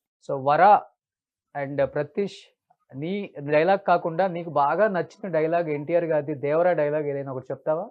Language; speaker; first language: Telugu; native; Telugu